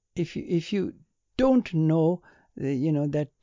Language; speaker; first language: English; non-native, local second language; Punjabi